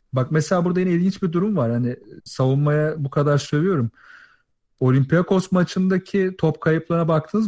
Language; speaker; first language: Turkish; native; Turkish